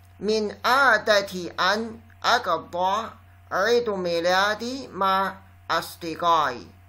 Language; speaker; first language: Arabic; non-native, learner; Chinese